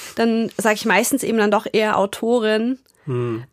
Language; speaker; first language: German; native; German